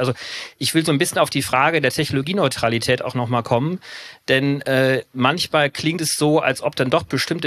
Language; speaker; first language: German; native; German